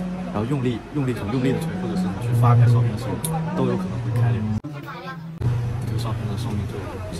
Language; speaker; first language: Chinese; native; Chinese